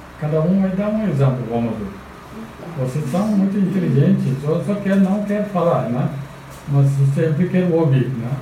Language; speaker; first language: Portuguese; non-native, fluent; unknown